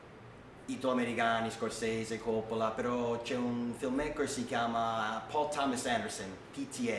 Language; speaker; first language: Italian; non-native, learner; English